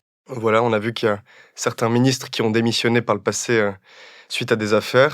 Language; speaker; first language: French; native; French